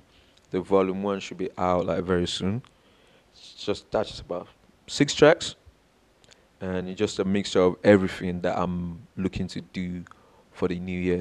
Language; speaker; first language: English; non-native, local second language; Yoruba